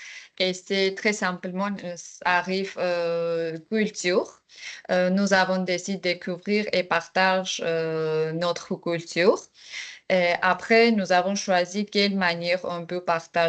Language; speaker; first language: French; non-native, learner; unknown